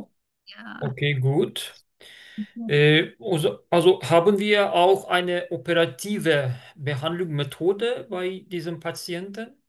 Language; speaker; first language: German; non-native, fluent; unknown